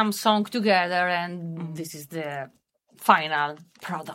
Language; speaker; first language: English; non-native, learner; Italian